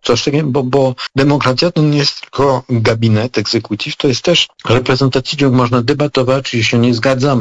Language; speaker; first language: Polish; non-native, fluent; French